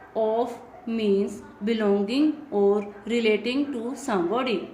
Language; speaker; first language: English; non-native, local second language; Punjabi